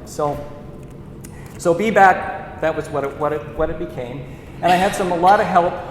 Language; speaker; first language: English; native; English